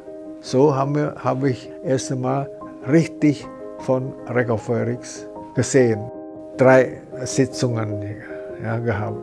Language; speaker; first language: German; non-native, fluent; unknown